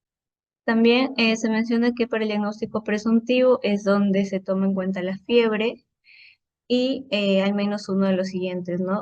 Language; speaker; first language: Spanish; native; Spanish